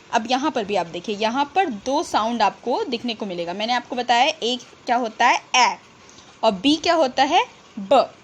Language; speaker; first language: Hindi; native; Hindi